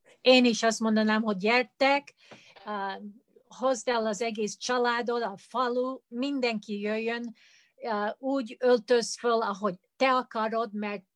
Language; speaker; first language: Hungarian; early bilingual, heritage; Hungarian